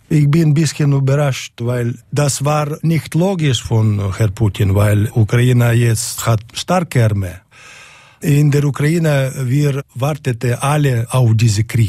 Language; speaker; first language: German; non-native, learner; Ukrainian